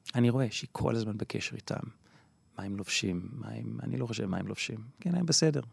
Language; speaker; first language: Hebrew; non-native, fluent; English